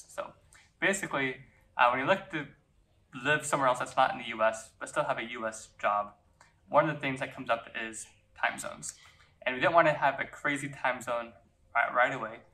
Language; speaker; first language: English; native; English